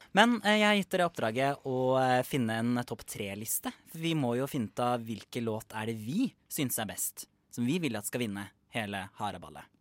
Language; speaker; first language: Norwegian; native; Norwegian